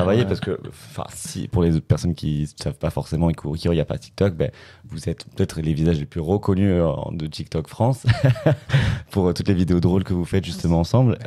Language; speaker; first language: French; native; French